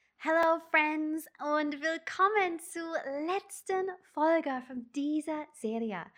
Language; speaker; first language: German; non-native, fluent; English